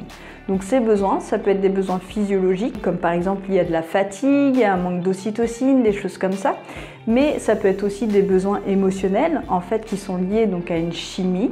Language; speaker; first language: French; native; French